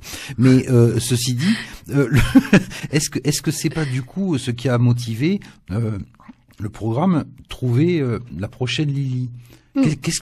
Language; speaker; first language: French; native; French